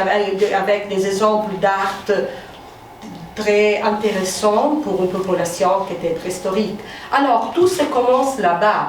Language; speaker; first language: French; non-native, fluent; Italian